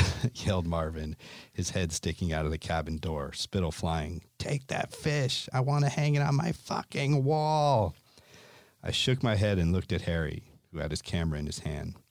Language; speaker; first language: English; native; English